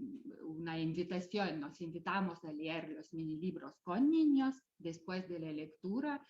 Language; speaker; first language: Spanish; non-native, fluent; Lithuanian